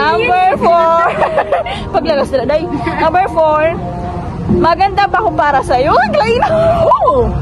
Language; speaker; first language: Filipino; non-native, local second language; Cebuano